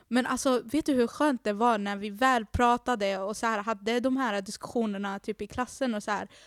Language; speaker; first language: Swedish; early bilingual, other home language; Arabic